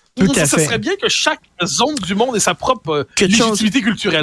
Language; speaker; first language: French; native; French